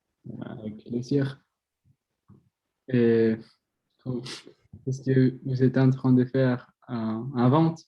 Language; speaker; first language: French; non-native, learner; Spanish